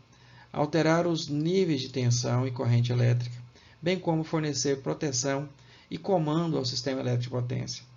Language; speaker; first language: Portuguese; native; Portuguese